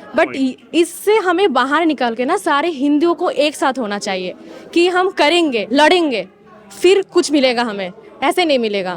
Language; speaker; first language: Hindi; non-native, fluent; Bangla